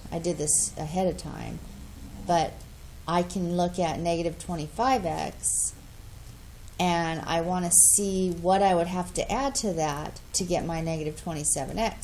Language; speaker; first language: English; native; English